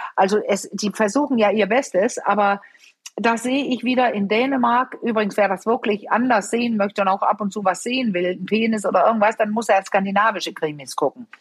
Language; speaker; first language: German; non-native, fluent; Danish